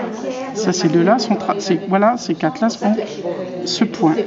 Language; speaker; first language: French; native; French